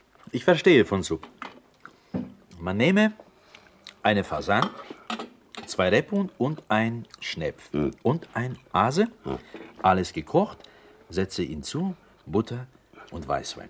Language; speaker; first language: German; non-native, fluent; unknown